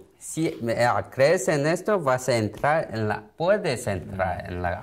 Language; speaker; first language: Spanish; non-native, learner; Korean